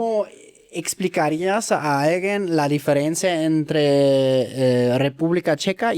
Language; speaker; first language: Spanish; native; Spanish